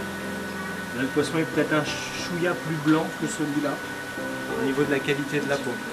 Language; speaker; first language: French; native; French